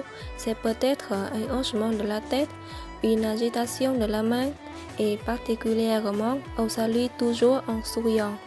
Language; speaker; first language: French; non-native, learner; Vietnamese